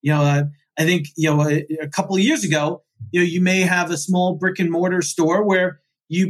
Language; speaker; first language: English; native; English